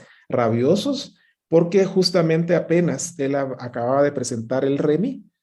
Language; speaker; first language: Spanish; native; Spanish